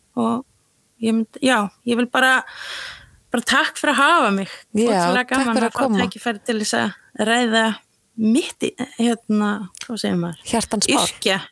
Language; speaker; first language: Icelandic; native; Icelandic